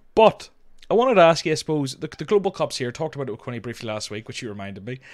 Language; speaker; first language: English; native; English